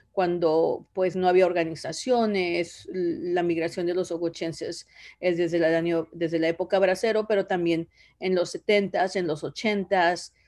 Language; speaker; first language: Spanish; early bilingual, other home language; Zapotec